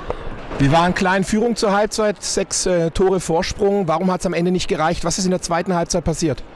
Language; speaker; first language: German; native; German